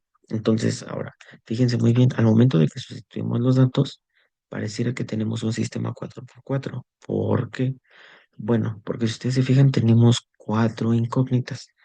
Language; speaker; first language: Spanish; native; Spanish